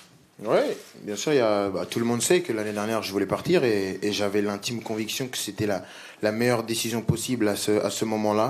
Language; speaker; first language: French; native; French